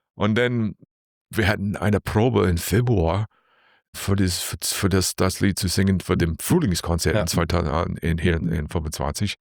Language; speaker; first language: German; non-native, learner; English